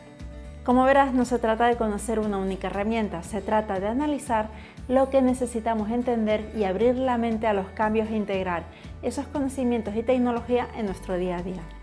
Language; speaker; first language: Spanish; native; Spanish